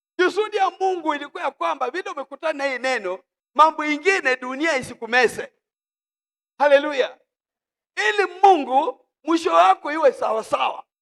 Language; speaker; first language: Swahili; non-native, local second language; Luo (Kenya and Tanzania)